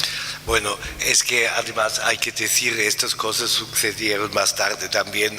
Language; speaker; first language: Spanish; non-native, fluent; German